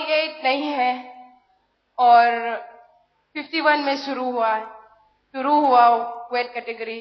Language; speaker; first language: Hindi; non-native, local second language; Manipuri